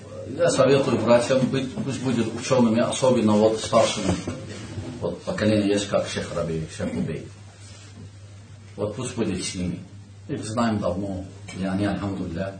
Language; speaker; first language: Russian; non-native, learner; Azerbaijani